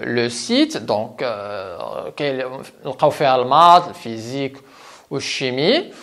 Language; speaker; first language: French; non-native, local second language; Arabic